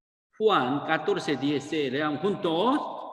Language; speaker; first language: Spanish; non-native, learner; Korean